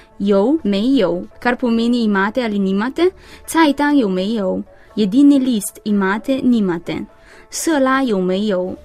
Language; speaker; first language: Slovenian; non-native, fluent; Chinese